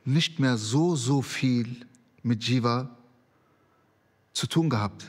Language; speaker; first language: German; early bilingual, other home language; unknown